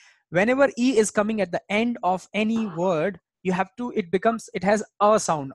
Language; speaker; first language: English; non-native, local second language; Hindi